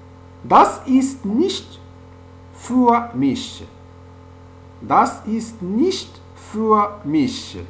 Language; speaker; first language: German; non-native, fluent; French